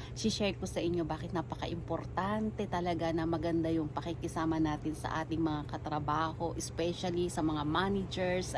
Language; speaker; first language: Filipino; native; Filipino